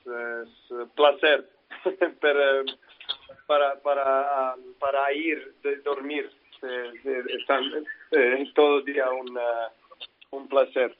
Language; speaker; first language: Spanish; non-native, learner; Serbian